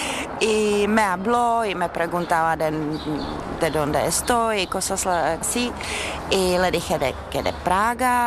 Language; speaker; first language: Spanish; non-native, fluent; Czech